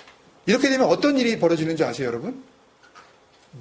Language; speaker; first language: Korean; native; Korean